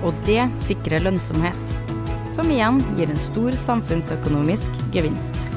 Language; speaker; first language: Norwegian; native; Norwegian